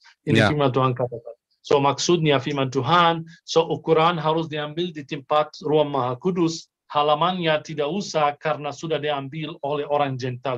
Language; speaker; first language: Indonesian; non-native, fluent; Arabic